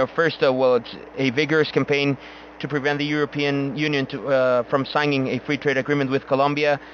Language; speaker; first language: English; non-native, fluent; Spanish